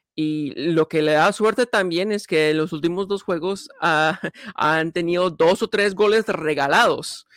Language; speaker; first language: Spanish; early bilingual, heritage; Spanish